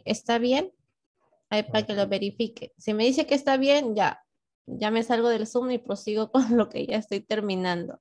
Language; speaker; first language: Spanish; native; Spanish